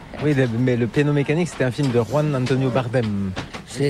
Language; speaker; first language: French; native; French